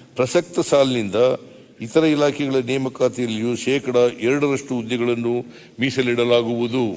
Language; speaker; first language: Kannada; native; Kannada